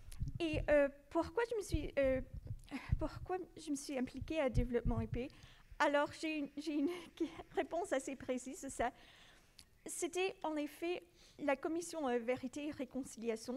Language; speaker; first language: French; non-native, local second language; English